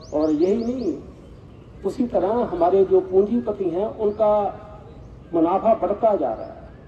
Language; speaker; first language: Hindi; non-native, local second language; Punjabi